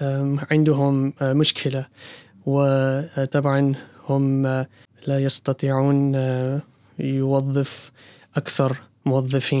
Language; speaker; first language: Arabic; non-native, learner; English